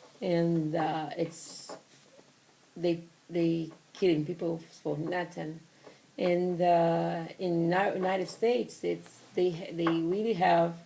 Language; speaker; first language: English; non-native, learner; Portuguese